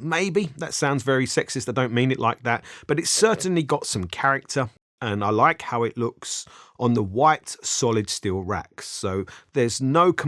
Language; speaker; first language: English; native; English